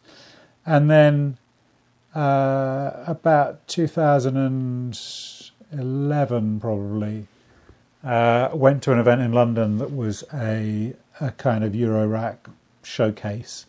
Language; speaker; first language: English; native; English